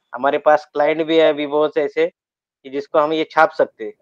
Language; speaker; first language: Hindi; native; Hindi